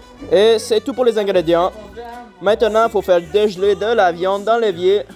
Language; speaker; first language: French; native; French